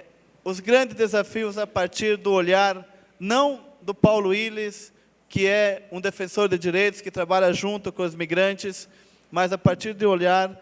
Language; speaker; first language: Portuguese; early bilingual, heritage; Portuguese